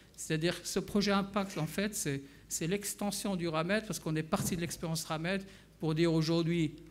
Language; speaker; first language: French; non-native, local second language; Arabic